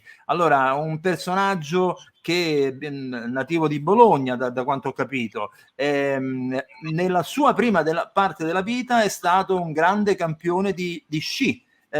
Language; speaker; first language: Italian; native; Italian